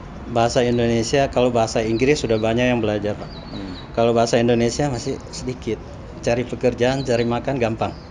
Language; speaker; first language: Indonesian; non-native, fluent; Chinese